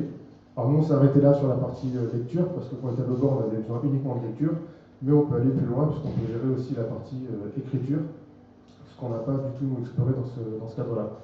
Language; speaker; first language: French; native; French